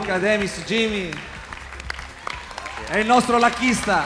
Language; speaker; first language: Italian; native; Italian